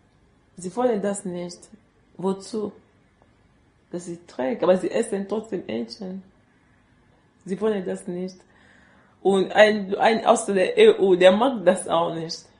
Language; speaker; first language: German; non-native, learner; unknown